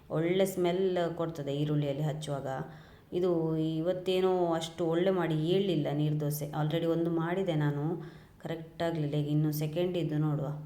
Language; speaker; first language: Kannada; non-native, local second language; Tulu